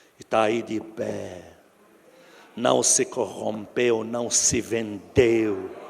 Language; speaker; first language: Portuguese; non-native, fluent; Arabic